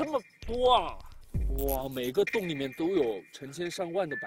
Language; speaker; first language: Chinese; native; Chinese